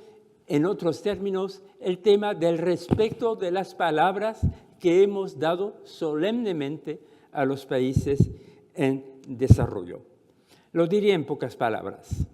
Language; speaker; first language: Spanish; non-native, fluent; French